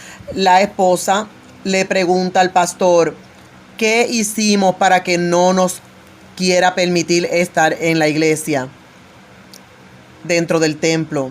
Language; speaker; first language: Spanish; native; Spanish